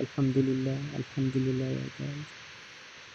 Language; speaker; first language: English; non-native, learner; Arabic